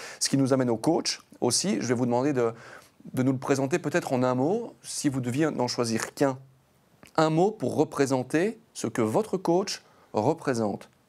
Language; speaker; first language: French; native; French